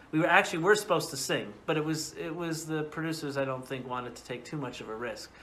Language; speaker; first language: English; native; English